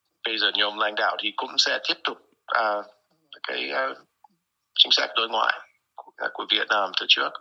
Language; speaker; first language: Vietnamese; non-native, fluent; English